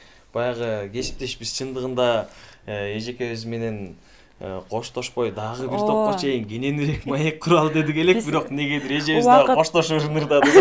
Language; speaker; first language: Kyrgyz; native; Kyrgyz